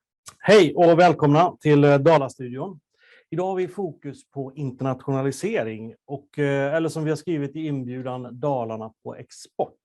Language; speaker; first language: Swedish; native; Swedish